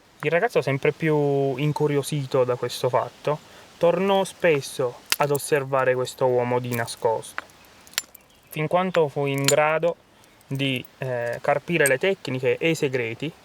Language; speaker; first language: Italian; native; Italian